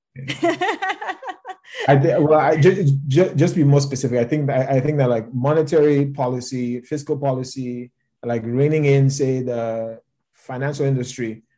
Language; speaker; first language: English; non-native, local second language; Yoruba